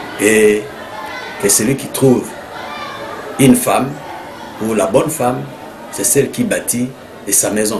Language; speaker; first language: French; native; French